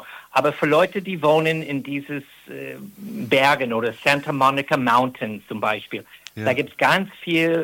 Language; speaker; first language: German; non-native, fluent; English